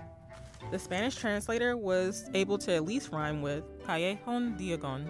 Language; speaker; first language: English; native; English